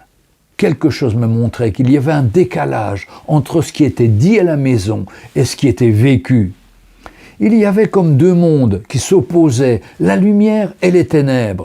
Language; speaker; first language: French; native; French